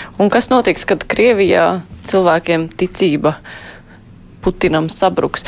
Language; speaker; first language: Latvian; native; Latvian